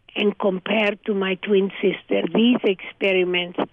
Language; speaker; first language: English; early bilingual, other home language; Hungarian